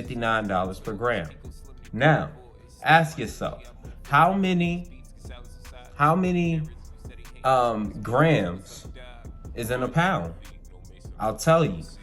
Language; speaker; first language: English; native; English